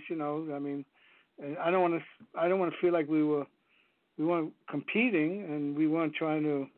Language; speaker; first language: English; non-native, fluent; Danish